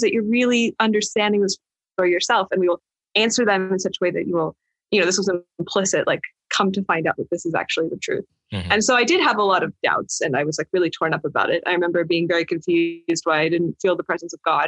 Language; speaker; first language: English; native; English